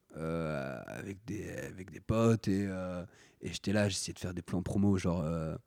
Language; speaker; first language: French; native; French